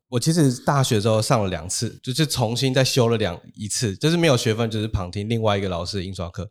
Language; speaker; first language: Chinese; non-native, local second language; Min Nan Chinese